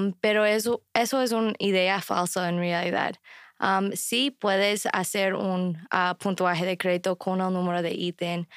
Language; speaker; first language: Spanish; non-native, fluent; English